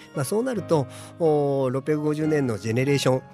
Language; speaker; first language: Japanese; native; Japanese